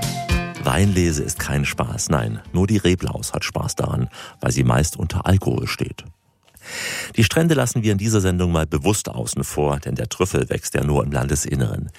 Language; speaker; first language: German; native; German